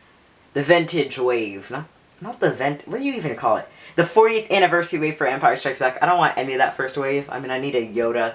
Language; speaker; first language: English; native; English